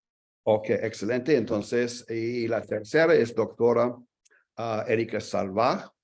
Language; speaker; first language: Spanish; non-native, fluent; English